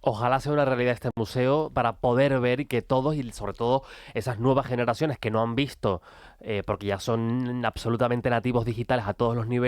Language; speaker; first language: Spanish; native; Spanish